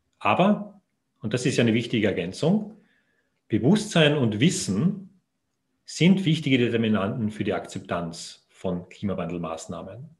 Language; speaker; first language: German; native; German